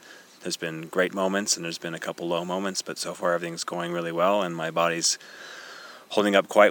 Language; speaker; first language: English; native; English